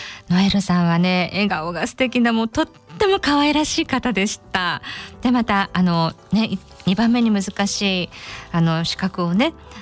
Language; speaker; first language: Japanese; native; Japanese